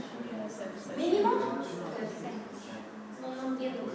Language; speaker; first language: Spanish; native; Spanish